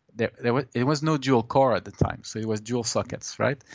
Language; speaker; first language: English; non-native, fluent; French